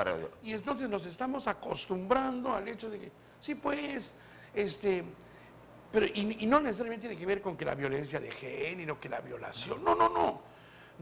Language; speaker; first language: Spanish; native; Spanish